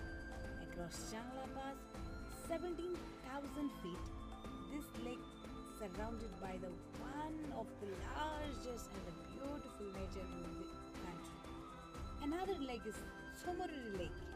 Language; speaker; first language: English; non-native, local second language; Ladakhi